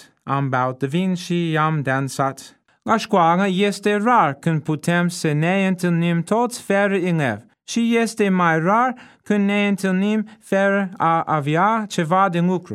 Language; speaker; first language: Romanian; non-native, fluent; English